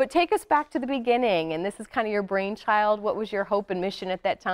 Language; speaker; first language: English; native; English